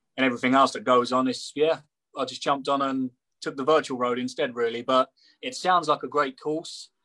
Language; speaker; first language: English; native; English